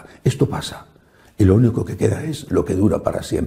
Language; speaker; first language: Spanish; native; Spanish